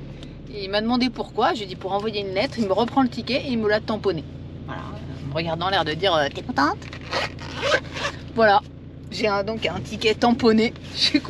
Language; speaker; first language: French; native; French